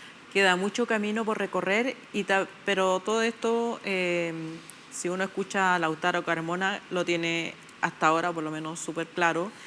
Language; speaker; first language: Spanish; native; Spanish